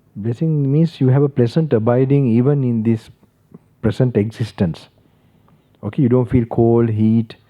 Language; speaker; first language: English; non-native, local second language; Sinhala